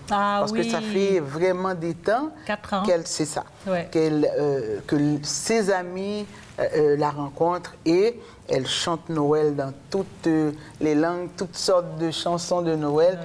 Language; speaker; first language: French; native; French